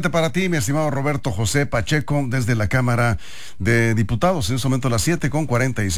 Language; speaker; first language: Spanish; native; Spanish